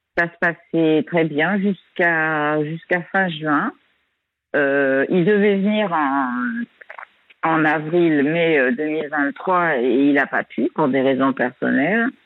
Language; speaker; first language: French; native; French